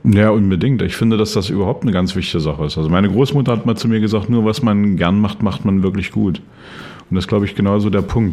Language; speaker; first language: German; native; German